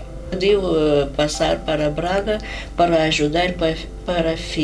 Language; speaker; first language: Portuguese; non-native, learner; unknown